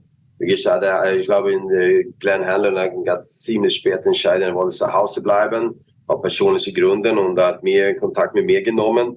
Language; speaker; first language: German; non-native, learner; Swedish